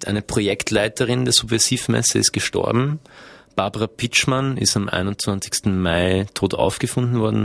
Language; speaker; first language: German; native; German